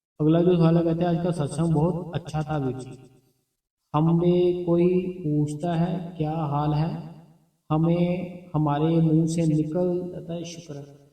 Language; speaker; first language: Hindi; non-native, local second language; Punjabi